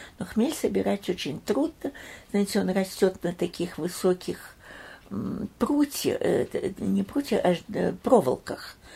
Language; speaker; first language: Russian; early bilingual, heritage; Russian